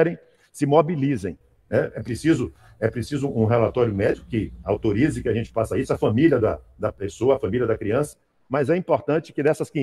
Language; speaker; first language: Portuguese; native; Portuguese